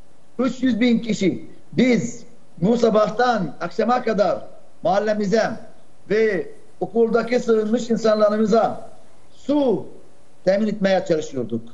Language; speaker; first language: Turkish; non-native, fluent; Arabic